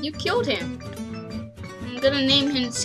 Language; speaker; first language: English; native; English